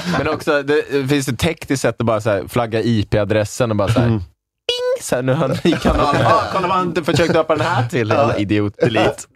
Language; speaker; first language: Swedish; native; Swedish